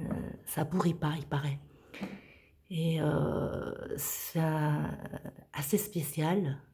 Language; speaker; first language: French; non-native, fluent; Korean